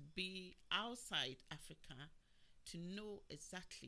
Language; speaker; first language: English; native; English